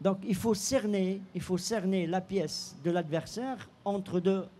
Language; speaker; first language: French; non-native, local second language; Arabic